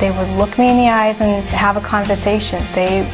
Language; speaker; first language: English; non-native, local second language; Cantonese